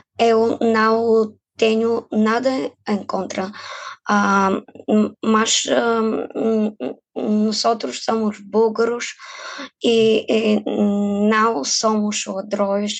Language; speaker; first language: Portuguese; non-native, fluent; Bulgarian